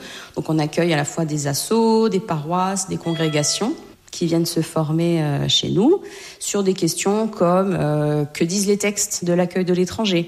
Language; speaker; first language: French; native; French